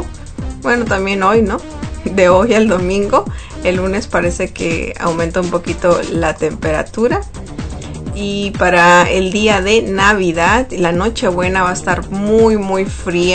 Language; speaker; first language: Spanish; native; Spanish